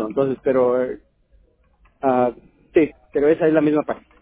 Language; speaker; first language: Spanish; non-native, local second language; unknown